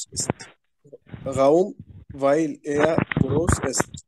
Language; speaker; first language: German; non-native, learner; Arabic